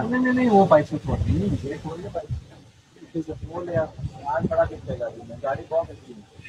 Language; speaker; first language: Hindi; non-native, learner; Bangla